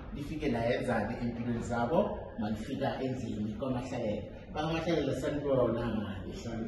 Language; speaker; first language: Zulu; non-native, local second language; Northern Sotho